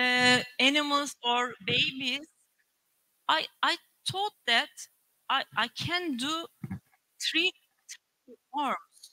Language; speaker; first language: English; non-native, learner; Turkish